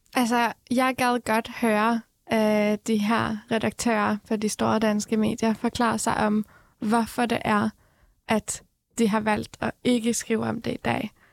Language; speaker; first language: Danish; non-native, fluent; Persian